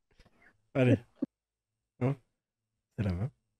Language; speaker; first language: French; native; French